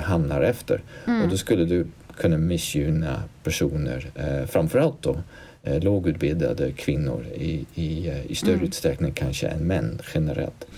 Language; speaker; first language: Swedish; non-native, fluent; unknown